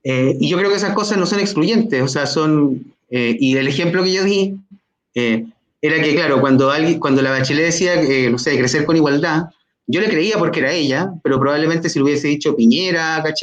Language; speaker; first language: Spanish; native; Spanish